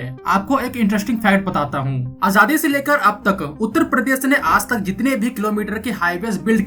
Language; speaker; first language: Hindi; native; Hindi